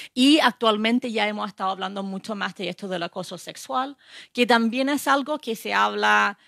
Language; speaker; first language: Spanish; non-native, fluent; English